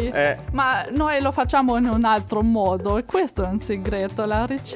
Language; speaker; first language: Italian; non-native, fluent; German